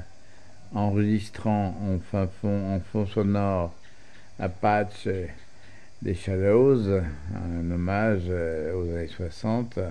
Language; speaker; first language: French; native; French